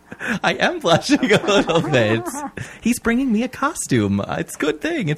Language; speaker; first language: English; native; English